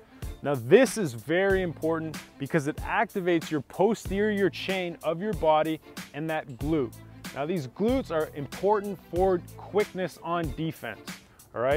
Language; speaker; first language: English; native; English